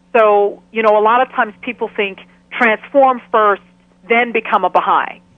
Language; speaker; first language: English; native; English